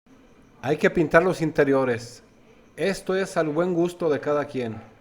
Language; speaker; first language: Spanish; native; Spanish